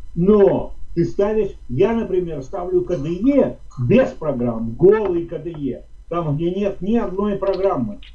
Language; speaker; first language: Russian; native; Russian